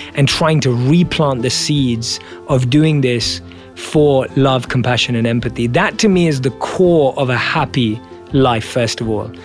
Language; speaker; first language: English; native; English